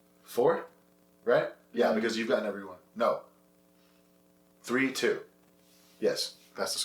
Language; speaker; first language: English; native; English